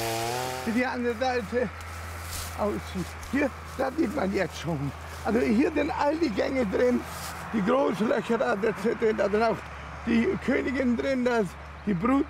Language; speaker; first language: German; native; German